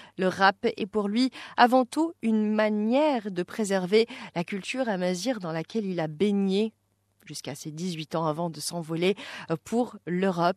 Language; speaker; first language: French; non-native, local second language; Arabic